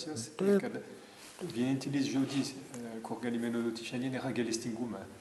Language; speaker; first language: Lithuanian; non-native, learner; French